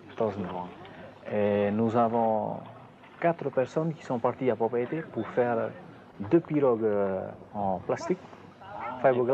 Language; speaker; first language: French; non-native, local second language; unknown